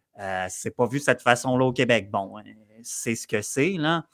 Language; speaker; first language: French; native; French